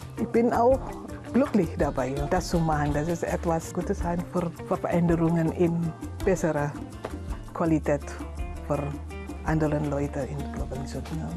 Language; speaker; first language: German; non-native, learner; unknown